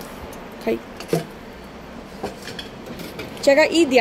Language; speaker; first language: Chinese; non-native, learner; Bangla